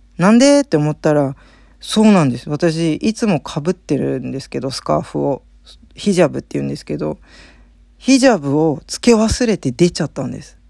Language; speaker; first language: Japanese; native; Japanese